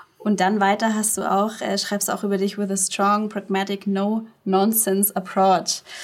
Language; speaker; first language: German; native; German